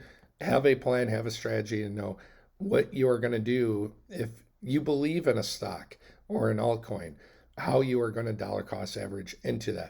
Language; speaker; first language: English; native; English